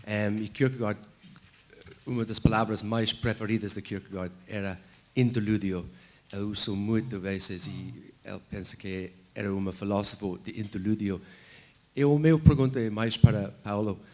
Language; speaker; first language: Portuguese; non-native, fluent; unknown